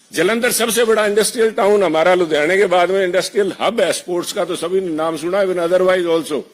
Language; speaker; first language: Urdu; non-native, local second language; Punjabi